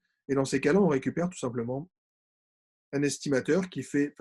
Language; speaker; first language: French; native; French